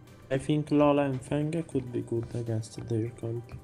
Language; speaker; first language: English; non-native, learner; Italian